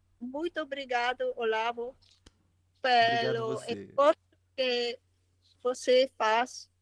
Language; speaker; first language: Portuguese; non-native, learner; Dutch